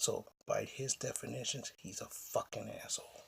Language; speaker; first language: English; native; English